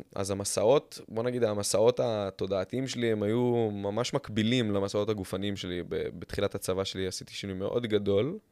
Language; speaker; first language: Hebrew; native; Hebrew